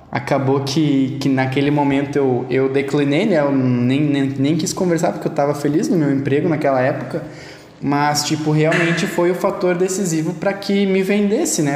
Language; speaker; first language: Portuguese; native; Portuguese